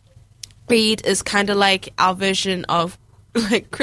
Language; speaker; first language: English; native; English